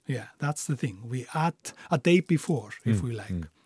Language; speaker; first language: English; non-native, fluent; Icelandic